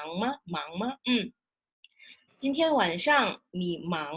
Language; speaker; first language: Chinese; non-native, fluent; Indonesian